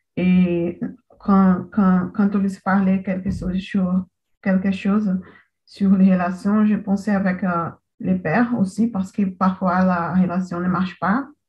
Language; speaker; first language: French; non-native, learner; Portuguese